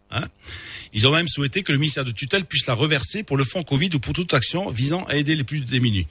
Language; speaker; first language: French; non-native, local second language; Arabic